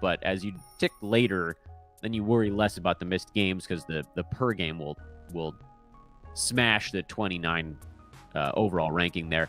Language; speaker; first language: English; native; English